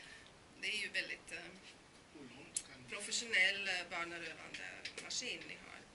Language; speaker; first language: Swedish; non-native, fluent; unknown